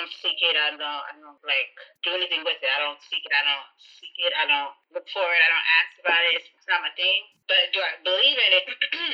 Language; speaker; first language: English; native; English